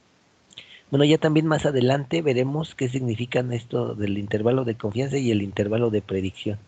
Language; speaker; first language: Spanish; native; Spanish